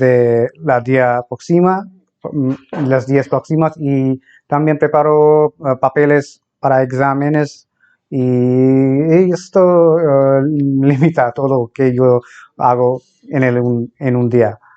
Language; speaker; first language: Spanish; non-native, fluent; Bangla